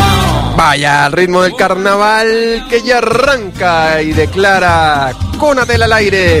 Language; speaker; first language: Spanish; native; Spanish